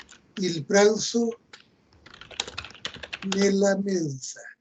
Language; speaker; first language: Italian; non-native, learner; Spanish